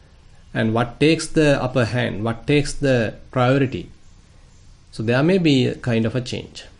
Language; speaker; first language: English; non-native, local second language; Sinhala